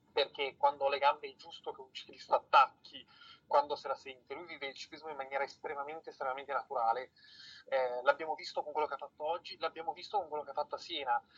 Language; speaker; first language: Italian; native; Italian